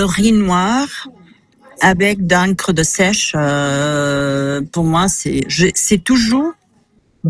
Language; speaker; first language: French; non-native, fluent; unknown